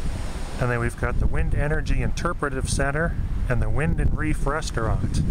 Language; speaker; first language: English; native; English